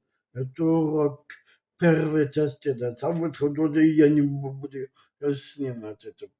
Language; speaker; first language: Russian; non-native, local second language; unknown